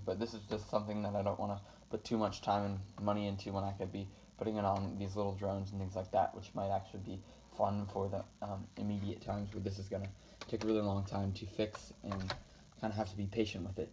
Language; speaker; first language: English; native; English